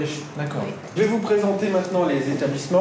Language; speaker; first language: French; native; French